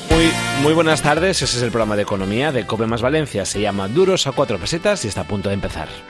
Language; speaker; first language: Spanish; native; Spanish